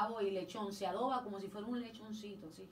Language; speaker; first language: Spanish; native; Spanish